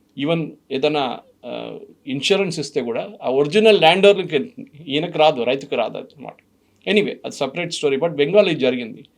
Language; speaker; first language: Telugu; non-native, fluent; Malayalam